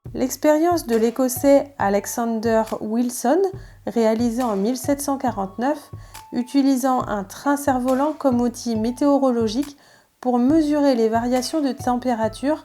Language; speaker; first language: French; native; French